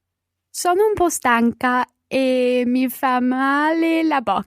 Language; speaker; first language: Italian; non-native, learner; English